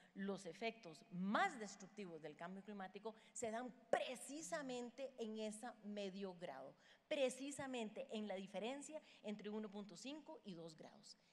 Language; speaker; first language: Spanish; native; Spanish